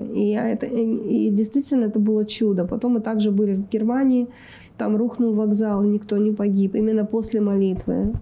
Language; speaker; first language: Russian; native; Russian